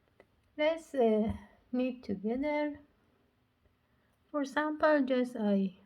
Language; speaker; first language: English; non-native, learner; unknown